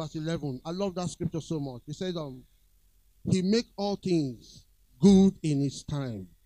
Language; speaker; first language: English; non-native, local second language; Yoruba